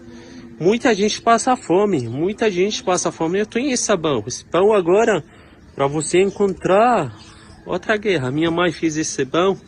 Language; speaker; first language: Portuguese; non-native, fluent; Arabic